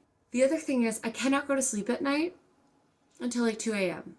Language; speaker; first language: English; native; English